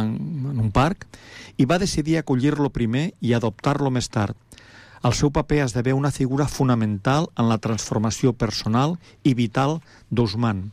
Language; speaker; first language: Catalan; native; Catalan